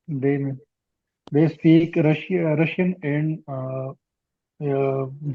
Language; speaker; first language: English; non-native, learner; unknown